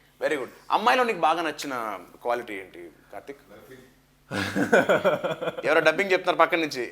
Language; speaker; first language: Telugu; native; Telugu